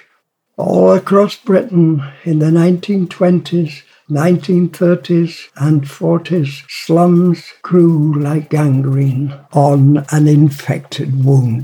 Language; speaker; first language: English; native; English